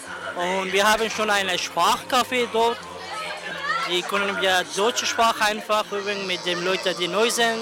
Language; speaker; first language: German; non-native, fluent; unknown